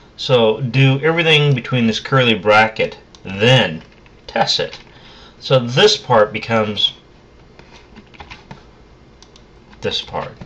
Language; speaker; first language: English; native; English